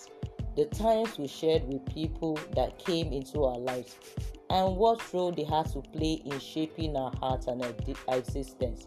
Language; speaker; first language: English; non-native, local second language; Yoruba